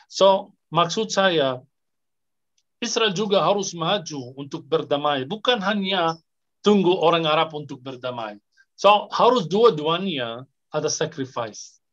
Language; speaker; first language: Indonesian; non-native, fluent; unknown